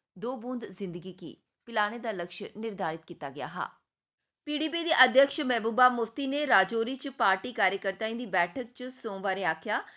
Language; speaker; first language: Punjabi; non-native, local second language; Dogri